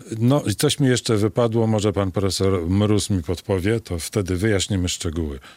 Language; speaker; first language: Polish; native; Polish